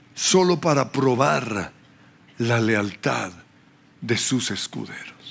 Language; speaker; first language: Spanish; non-native, fluent; English